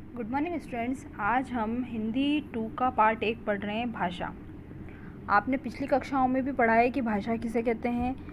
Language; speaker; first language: Hindi; native; Hindi